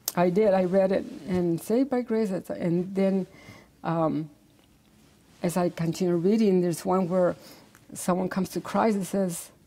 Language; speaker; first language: English; native; English